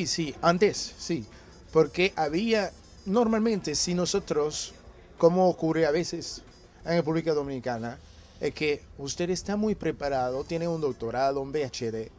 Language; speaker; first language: Spanish; non-native, fluent; Haitian Creole